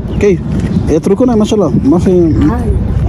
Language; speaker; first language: Arabic; non-native, learner; French